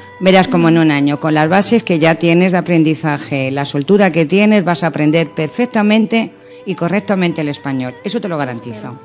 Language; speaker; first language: Spanish; native; Spanish